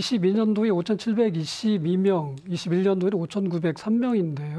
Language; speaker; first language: Korean; native; Korean